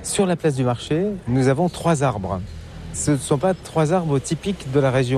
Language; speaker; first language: French; native; French